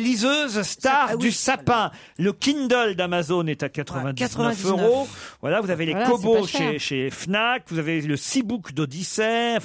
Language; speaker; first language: French; native; French